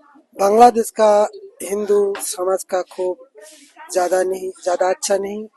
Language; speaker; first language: Hindi; non-native, learner; Bangla